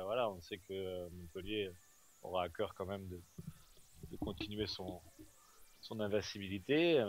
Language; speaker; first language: French; native; French